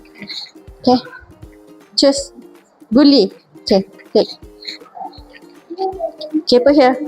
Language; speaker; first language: English; non-native, local second language; Malay